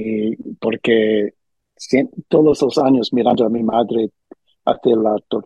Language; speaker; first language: Spanish; early bilingual, heritage; Spanish